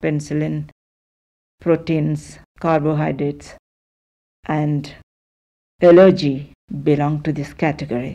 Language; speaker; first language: English; non-native, local second language; Telugu